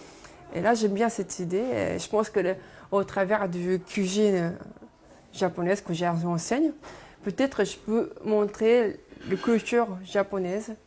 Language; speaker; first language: French; non-native, fluent; Japanese